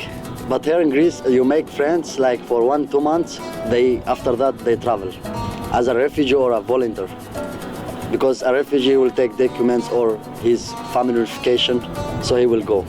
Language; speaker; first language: English; non-native, fluent; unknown